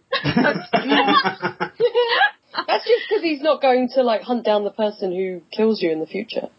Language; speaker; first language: English; native; English